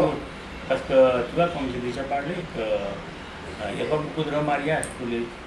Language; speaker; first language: French; non-native, fluent; Hindi